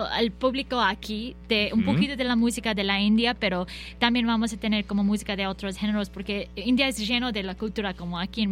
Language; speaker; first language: Spanish; non-native, fluent; Bangla